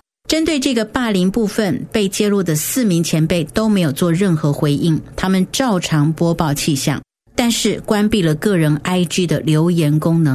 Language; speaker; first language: Chinese; native; Chinese